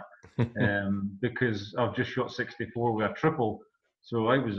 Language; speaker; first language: English; native; English